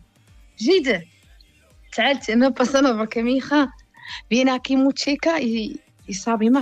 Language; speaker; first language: Spanish; non-native, learner; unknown